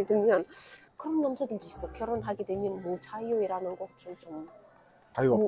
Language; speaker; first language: Korean; non-native, fluent; Arabic